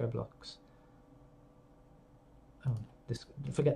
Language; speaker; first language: English; native; English